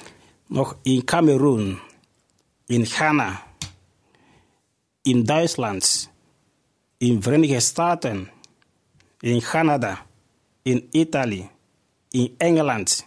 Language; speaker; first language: Dutch; non-native, fluent; Igbo